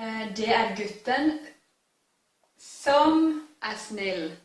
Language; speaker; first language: Norwegian; non-native, learner; English